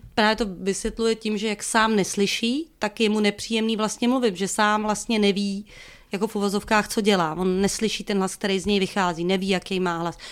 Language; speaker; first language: Czech; native; Czech